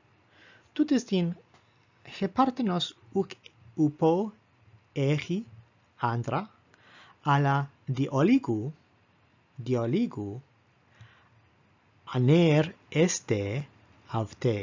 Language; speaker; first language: Greek; non-native, fluent; English